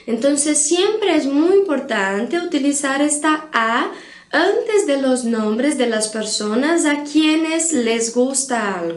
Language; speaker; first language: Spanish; non-native, fluent; Portuguese